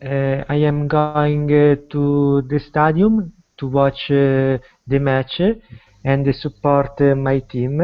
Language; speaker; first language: English; non-native, learner; Italian